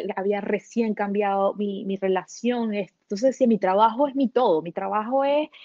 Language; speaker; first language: Spanish; native; Spanish